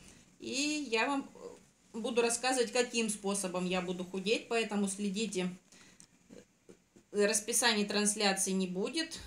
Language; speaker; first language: Russian; native; Russian